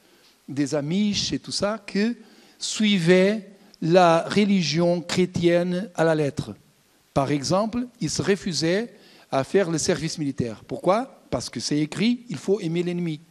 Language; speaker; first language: French; non-native, fluent; Portuguese